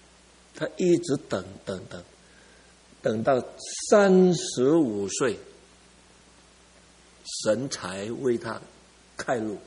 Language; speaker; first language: Chinese; early bilingual, heritage; Cantonese